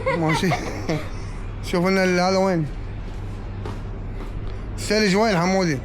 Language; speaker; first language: Arabic; native; Arabic